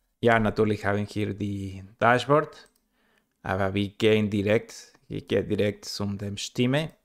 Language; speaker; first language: German; non-native, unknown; Spanish